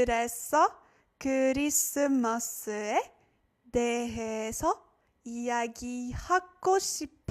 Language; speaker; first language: Korean; non-native, fluent; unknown